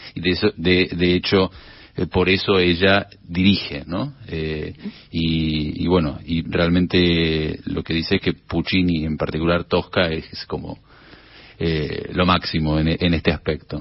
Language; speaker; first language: Spanish; native; Spanish